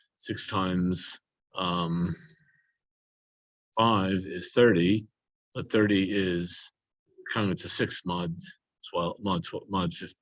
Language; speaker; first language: English; native; English